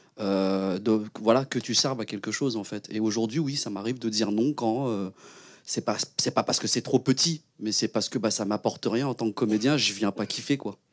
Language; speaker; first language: French; early bilingual, other home language; Vietnamese